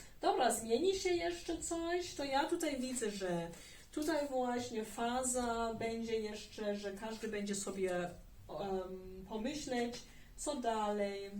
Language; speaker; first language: Polish; early bilingual, heritage; German